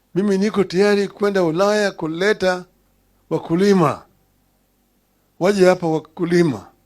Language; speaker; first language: Swahili; non-native, local second language; Luo (Kenya and Tanzania)